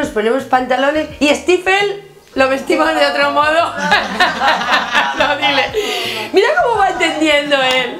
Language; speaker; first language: Spanish; native; Spanish